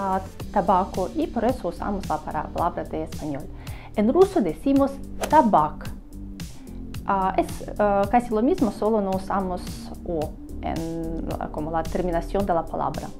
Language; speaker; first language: Spanish; non-native, learner; Russian